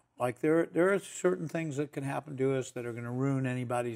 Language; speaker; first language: English; native; English